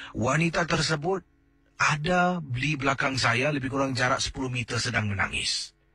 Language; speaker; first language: Malay; native; Malay